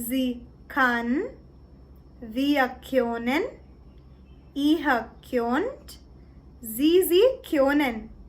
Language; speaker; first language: German; non-native, learner; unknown